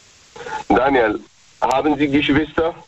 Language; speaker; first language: German; non-native, learner; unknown